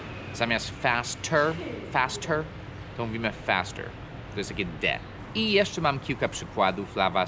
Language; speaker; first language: Polish; non-native, fluent; English